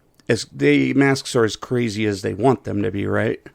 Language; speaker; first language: English; native; English